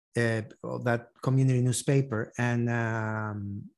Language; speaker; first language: English; non-native, fluent; Spanish